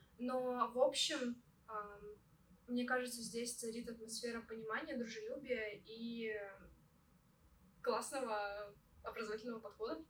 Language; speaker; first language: Russian; native; Russian